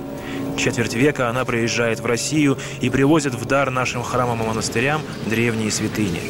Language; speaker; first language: Russian; native; Russian